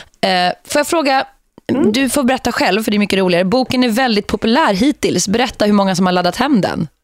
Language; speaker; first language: Swedish; native; Swedish